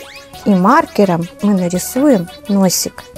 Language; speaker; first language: Russian; native; Russian